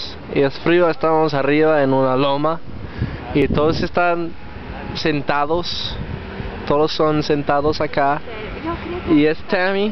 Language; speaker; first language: Spanish; non-native, learner; English